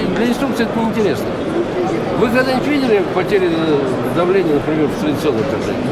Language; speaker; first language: Russian; native; Russian